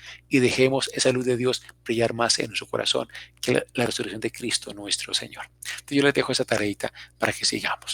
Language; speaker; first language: Spanish; native; Spanish